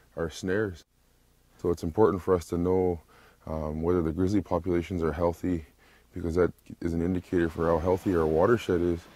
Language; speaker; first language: English; native; English